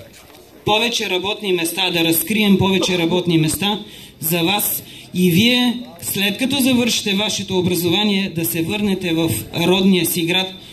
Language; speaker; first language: Bulgarian; native; Bulgarian